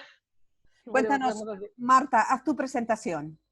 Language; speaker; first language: Spanish; native; Spanish